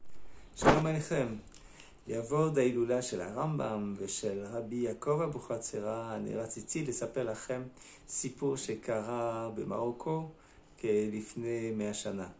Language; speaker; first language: Hebrew; non-native, fluent; French